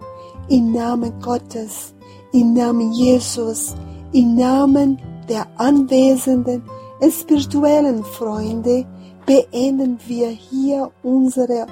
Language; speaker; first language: German; non-native, fluent; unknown